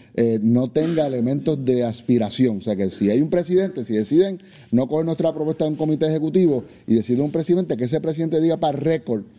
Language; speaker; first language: Spanish; native; Spanish